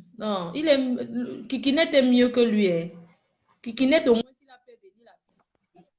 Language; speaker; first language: French; native; French